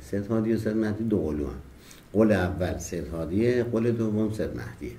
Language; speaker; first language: Persian; native; Persian